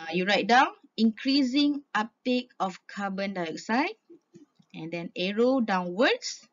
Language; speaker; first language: English; non-native, local second language; Malay